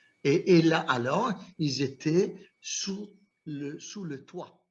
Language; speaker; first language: French; non-native, fluent; Italian